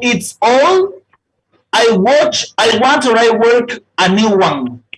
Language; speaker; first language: English; non-native, fluent; Spanish